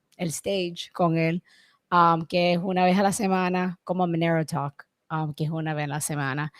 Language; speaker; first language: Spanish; early bilingual, heritage; English